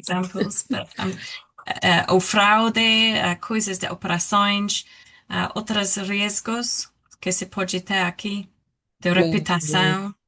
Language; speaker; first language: Portuguese; non-native, learner; English